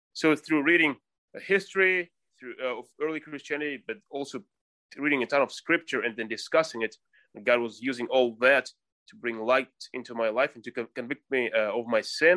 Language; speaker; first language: English; non-native, fluent; Russian